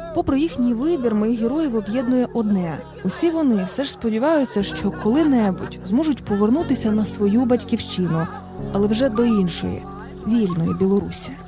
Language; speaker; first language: Ukrainian; native; Ukrainian